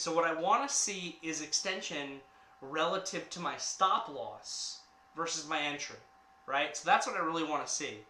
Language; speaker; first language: English; native; English